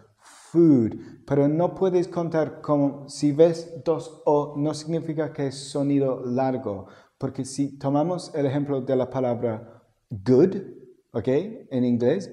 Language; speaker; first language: Spanish; non-native, fluent; English